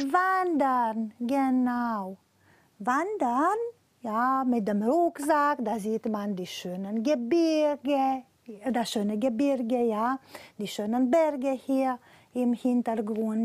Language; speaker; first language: German; non-native, fluent; Romanian